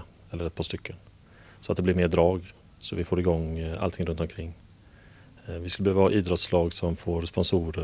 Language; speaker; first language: Swedish; native; Swedish